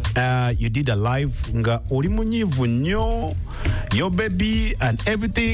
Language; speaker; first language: English; non-native, local second language; Ganda